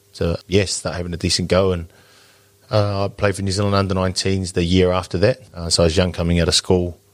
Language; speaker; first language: English; native; English